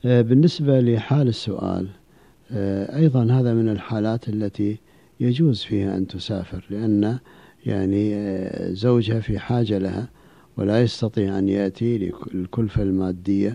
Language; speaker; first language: Arabic; native; Arabic